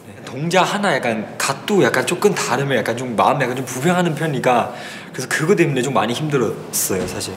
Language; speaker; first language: Korean; non-native, fluent; Chinese